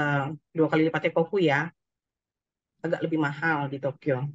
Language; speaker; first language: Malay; non-native, fluent; Japanese